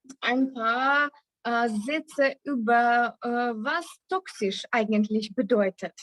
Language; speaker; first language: German; non-native, learner; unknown